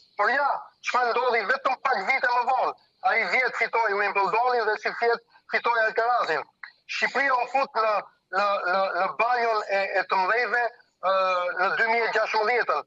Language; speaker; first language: Albanian; early bilingual, heritage; Albanian